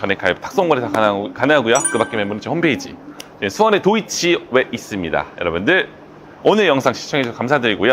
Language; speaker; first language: Korean; native; Korean